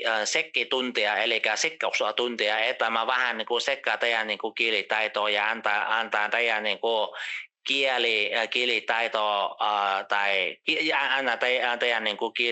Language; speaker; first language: Finnish; non-native, fluent; Vietnamese